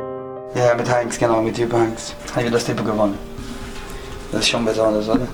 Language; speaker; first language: German; non-native, learner; Portuguese